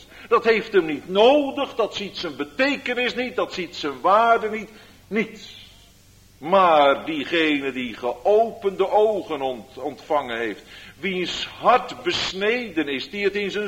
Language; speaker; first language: Dutch; native; Dutch